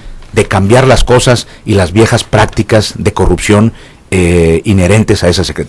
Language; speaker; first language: Spanish; native; Spanish